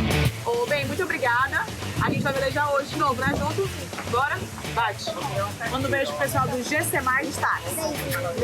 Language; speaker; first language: Portuguese; native; Portuguese